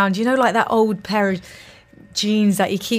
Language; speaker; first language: English; native; English